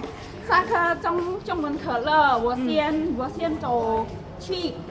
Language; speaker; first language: Chinese; non-native, learner; Khmer